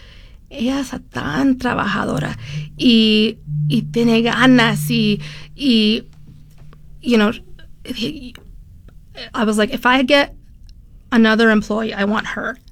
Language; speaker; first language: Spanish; early bilingual, heritage; Spanish